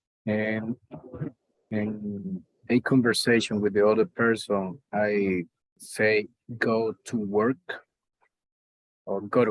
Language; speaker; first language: English; non-native, learner; Spanish